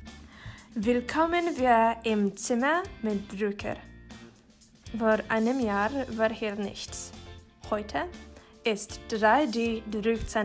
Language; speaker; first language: German; non-native, learner; Polish